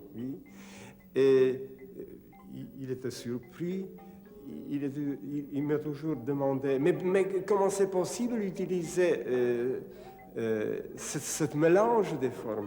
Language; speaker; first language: French; non-native, fluent; Czech